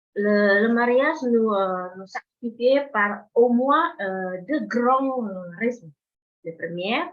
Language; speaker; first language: French; non-native, fluent; Indonesian